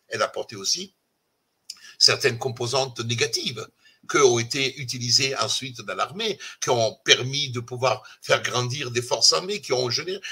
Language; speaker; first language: French; non-native, fluent; Italian